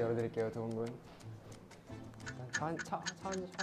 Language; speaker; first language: Korean; native; Korean